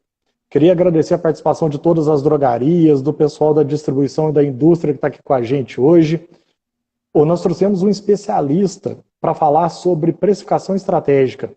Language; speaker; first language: Portuguese; native; Portuguese